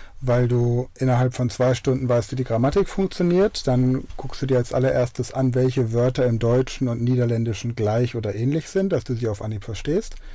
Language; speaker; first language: German; native; German